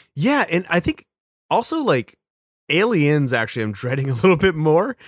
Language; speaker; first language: English; native; English